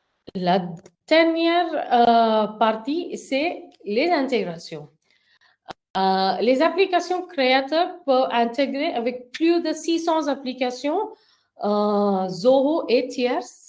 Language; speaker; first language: French; non-native, fluent; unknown